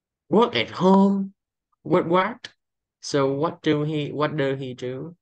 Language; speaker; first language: English; non-native, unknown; Vietnamese